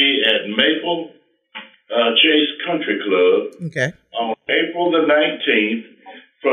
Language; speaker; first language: English; native; English